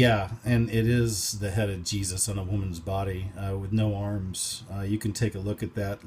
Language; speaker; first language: English; native; English